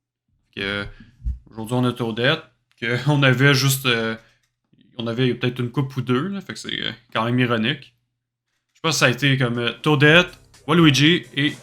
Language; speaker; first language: French; native; French